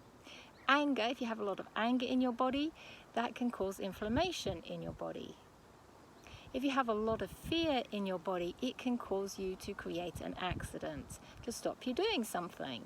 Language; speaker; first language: English; native; English